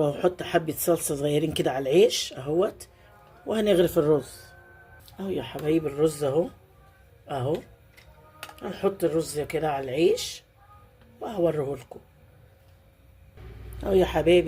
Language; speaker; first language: Arabic; native; Arabic